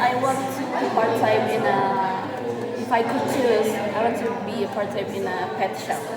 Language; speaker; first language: English; non-native, learner; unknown